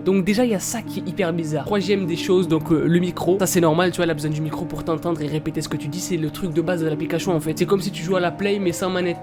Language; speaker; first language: French; native; French